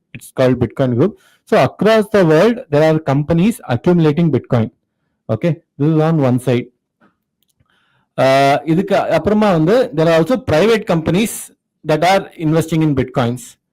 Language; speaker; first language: English; non-native, local second language; Tamil